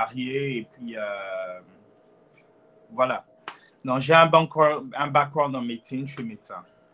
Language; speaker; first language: French; non-native, local second language; Lingala